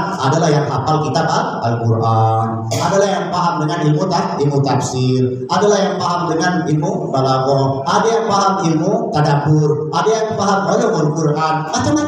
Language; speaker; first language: Malay; native; Malay